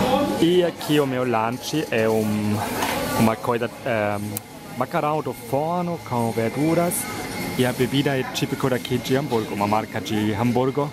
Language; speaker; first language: Portuguese; non-native, fluent; German